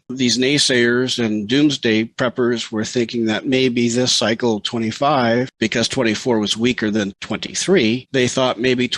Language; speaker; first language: English; native; English